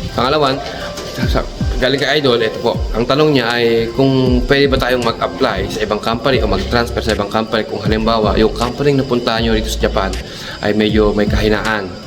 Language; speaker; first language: Filipino; native; Filipino